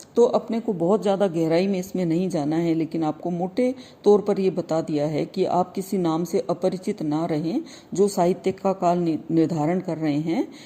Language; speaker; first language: Hindi; native; Hindi